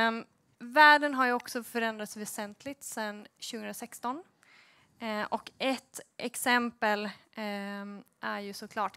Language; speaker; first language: Swedish; native; Swedish